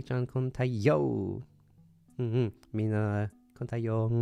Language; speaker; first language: Japanese; non-native, learner; English